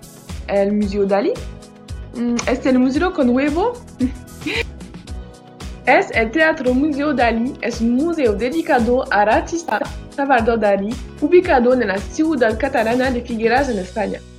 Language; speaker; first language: Spanish; non-native, learner; French